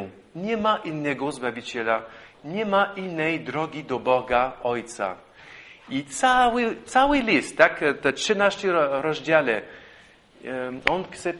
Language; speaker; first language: Polish; non-native, fluent; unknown